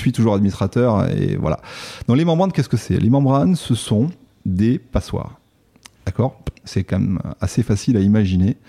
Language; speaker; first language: French; native; French